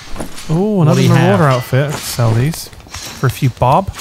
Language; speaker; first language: English; native; English